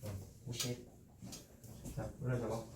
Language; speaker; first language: Korean; native; Korean